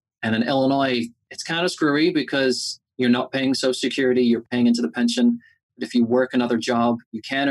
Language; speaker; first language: English; native; English